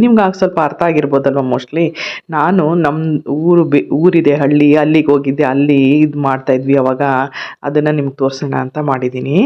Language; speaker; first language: Kannada; native; Kannada